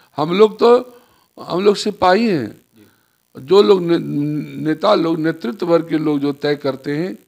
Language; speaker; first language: Hindi; native; Hindi